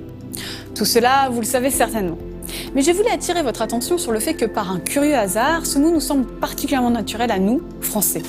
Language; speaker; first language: French; native; French